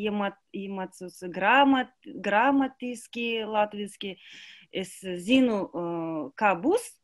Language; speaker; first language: Latvian; non-native, learner; Kazakh